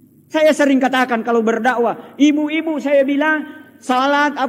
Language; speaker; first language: Indonesian; non-native, local second language; Buginese